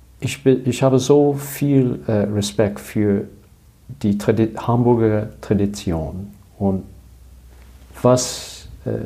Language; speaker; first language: German; non-native, learner; English